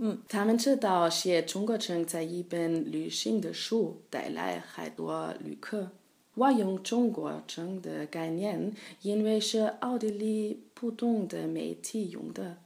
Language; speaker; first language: Chinese; non-native, learner; German